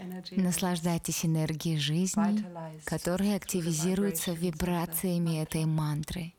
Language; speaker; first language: Russian; native; Russian